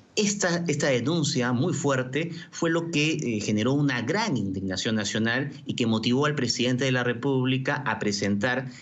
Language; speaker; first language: Spanish; native; Spanish